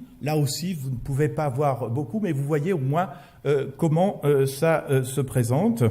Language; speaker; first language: French; native; French